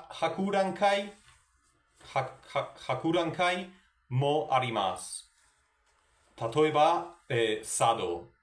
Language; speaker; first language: Japanese; non-native, learner; Spanish